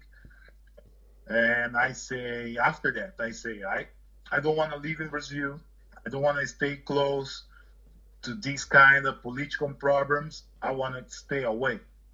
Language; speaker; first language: English; non-native, learner; Portuguese